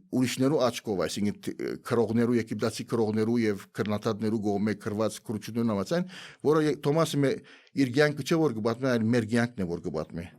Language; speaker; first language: Armenian; native; Armenian